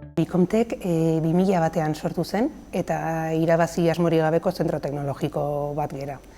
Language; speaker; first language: Basque; native; Basque